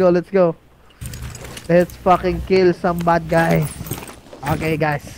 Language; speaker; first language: English; non-native, local second language; Filipino